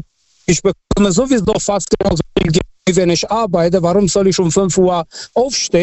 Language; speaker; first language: German; early bilingual, other home language; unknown